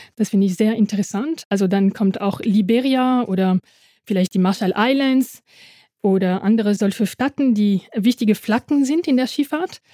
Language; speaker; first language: German; non-native, fluent; French